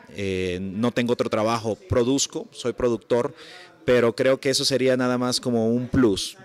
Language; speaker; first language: Spanish; native; Spanish